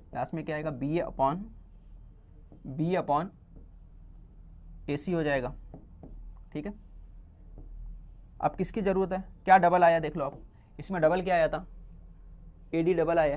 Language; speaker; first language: Hindi; native; Hindi